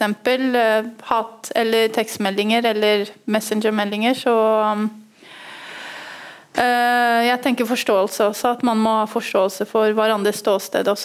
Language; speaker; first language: Norwegian; early bilingual, other home language; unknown